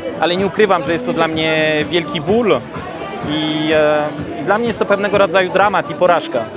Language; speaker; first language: Polish; early bilingual, heritage; Polish